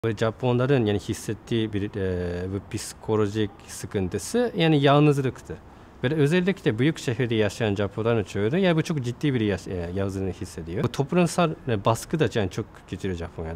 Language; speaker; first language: Turkish; non-native, fluent; Japanese